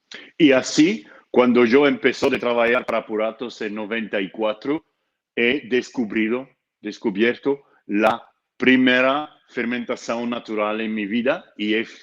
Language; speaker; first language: Spanish; non-native, fluent; Dutch